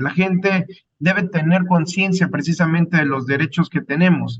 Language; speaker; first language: Spanish; native; Spanish